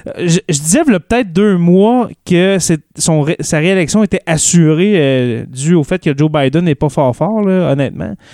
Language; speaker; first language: French; native; French